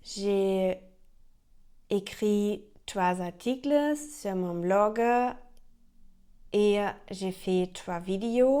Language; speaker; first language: French; non-native, learner; German